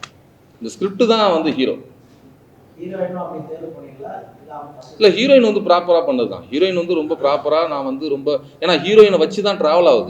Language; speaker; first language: Tamil; native; Tamil